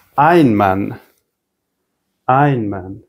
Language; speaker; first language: German; non-native, fluent; Persian